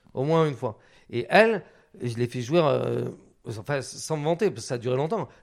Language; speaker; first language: French; native; French